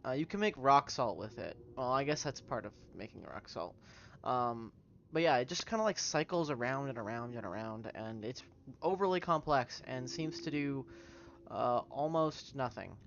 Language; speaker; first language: English; native; English